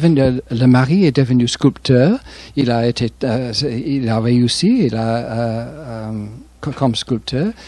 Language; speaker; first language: French; non-native, fluent; English